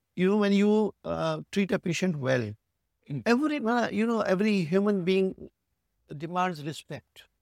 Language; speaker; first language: English; non-native, local second language; Urdu